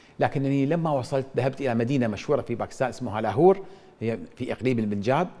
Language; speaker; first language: Arabic; native; Arabic